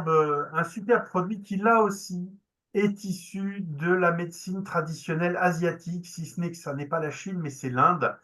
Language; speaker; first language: French; native; French